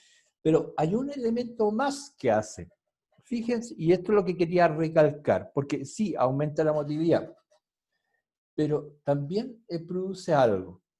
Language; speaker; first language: Spanish; native; Spanish